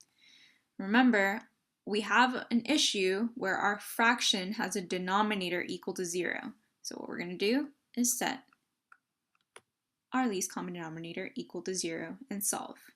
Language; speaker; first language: English; native; English